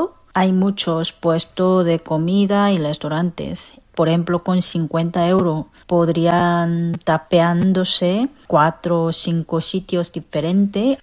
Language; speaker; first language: Spanish; non-native, fluent; Korean